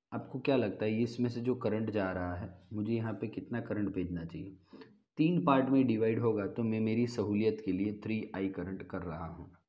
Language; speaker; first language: Hindi; non-native, local second language; Gujarati